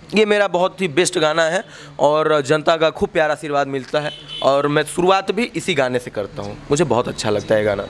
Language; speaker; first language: Hindi; native; Hindi